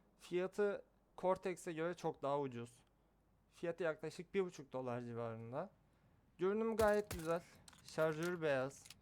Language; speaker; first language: Turkish; native; Turkish